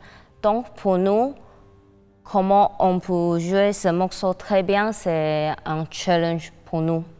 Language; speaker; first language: French; non-native, learner; Chinese